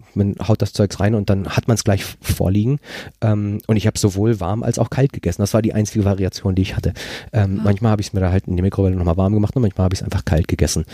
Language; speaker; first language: German; non-native, fluent; Spanish